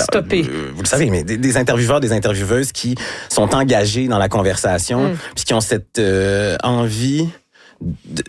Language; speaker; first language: French; native; French